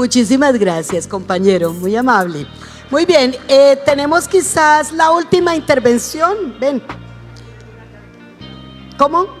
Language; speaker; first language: Spanish; native; Spanish